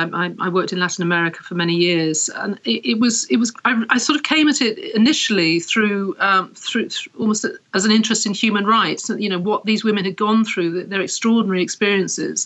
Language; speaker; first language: English; native; English